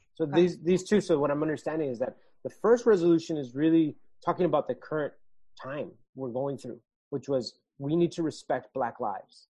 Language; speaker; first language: English; early bilingual, other home language; Spanish